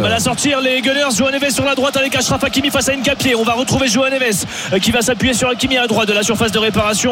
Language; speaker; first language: French; native; French